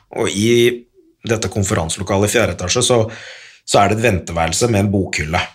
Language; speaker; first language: Norwegian; early bilingual, other home language; Arabic